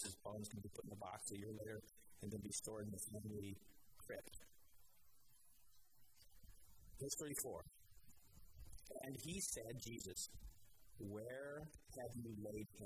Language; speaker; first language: English; native; English